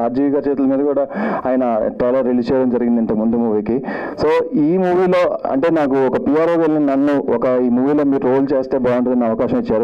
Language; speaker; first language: Telugu; native; Telugu